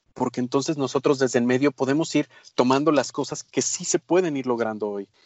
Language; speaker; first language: Spanish; native; Spanish